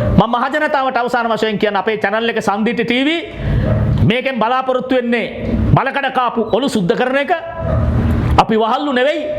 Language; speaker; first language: Sinhala; native; Sinhala